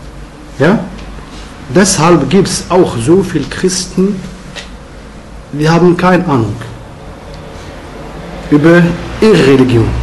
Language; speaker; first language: German; non-native, learner; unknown